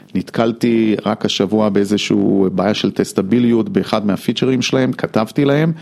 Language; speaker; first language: Hebrew; non-native, fluent; English